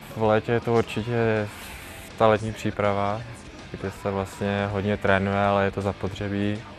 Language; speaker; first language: Czech; native; Czech